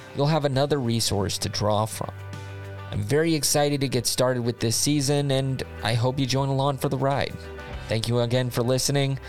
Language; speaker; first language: English; native; English